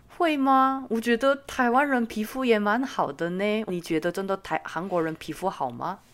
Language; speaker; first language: Chinese; non-native, fluent; Korean